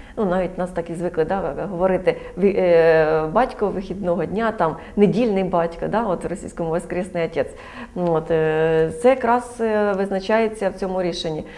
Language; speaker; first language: Ukrainian; native; Ukrainian